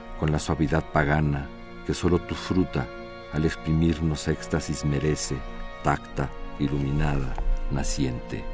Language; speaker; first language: Spanish; native; Spanish